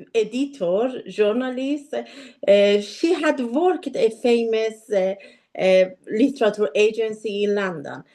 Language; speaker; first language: English; non-native, learner; Persian